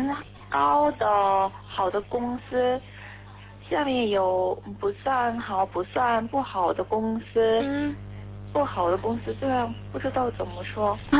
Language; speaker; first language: Chinese; non-native, learner; Korean